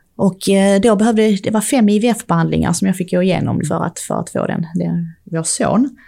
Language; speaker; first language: Swedish; early bilingual, other home language; Czech